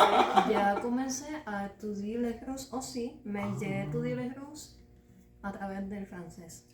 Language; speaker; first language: French; non-native, learner; Spanish